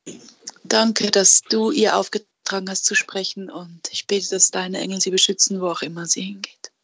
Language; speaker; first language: German; native; German